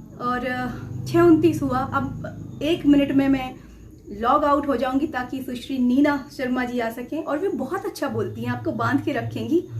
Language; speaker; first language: Hindi; native; Hindi